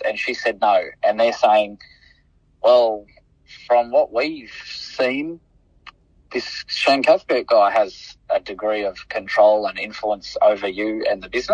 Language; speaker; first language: English; native; English